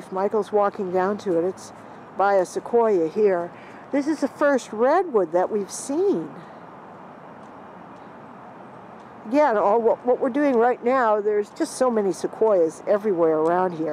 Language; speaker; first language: English; native; English